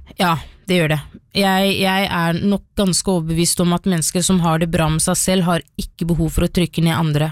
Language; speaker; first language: Norwegian; early bilingual, other home language; Somali